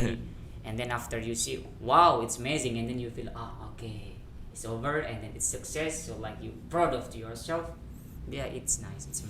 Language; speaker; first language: English; non-native, fluent; Indonesian